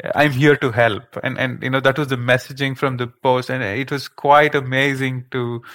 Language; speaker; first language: English; non-native, local second language; Kannada